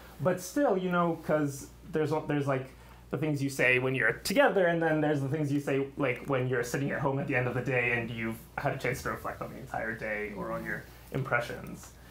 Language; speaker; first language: English; early bilingual, other home language; Armenian